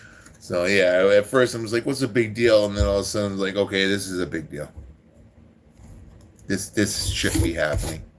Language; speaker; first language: English; native; English